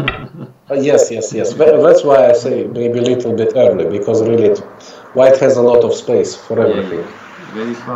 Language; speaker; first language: English; non-native, fluent; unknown